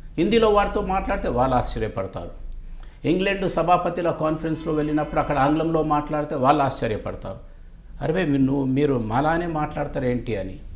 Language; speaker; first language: Telugu; native; Telugu